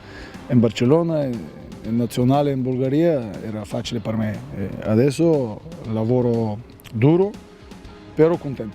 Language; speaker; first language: Italian; non-native, fluent; Bulgarian